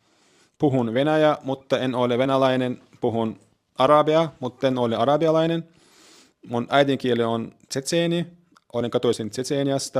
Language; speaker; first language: Finnish; non-native, learner; Chechen